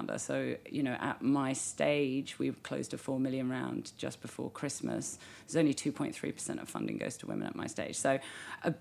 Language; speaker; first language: English; native; English